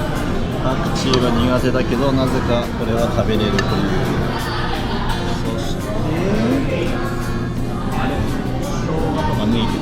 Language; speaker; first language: Japanese; native; Japanese